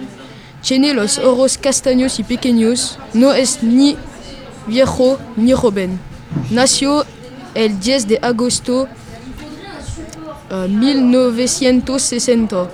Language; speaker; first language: Spanish; non-native, learner; French